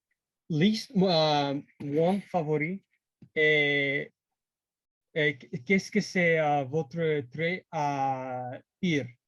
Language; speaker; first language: French; non-native, learner; English